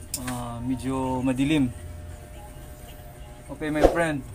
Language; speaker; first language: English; non-native, learner; Filipino